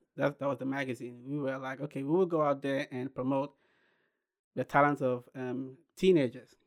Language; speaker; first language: English; non-native, local second language; Akan